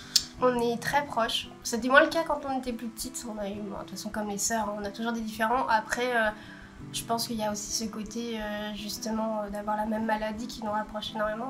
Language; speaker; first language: French; native; French